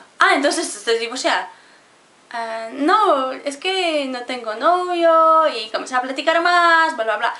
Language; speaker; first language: Spanish; non-native, fluent; Polish